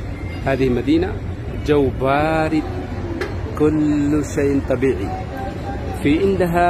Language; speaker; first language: Arabic; non-native, learner; Amharic